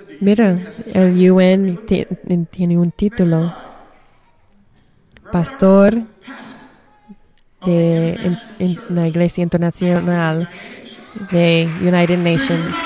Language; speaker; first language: Spanish; non-native, learner; English